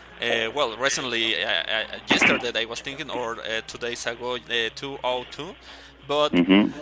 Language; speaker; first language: English; non-native, learner; Spanish